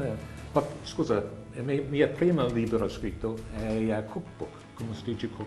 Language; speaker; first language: Italian; non-native, learner; English